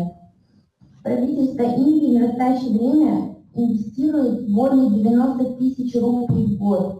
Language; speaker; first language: Russian; native; Russian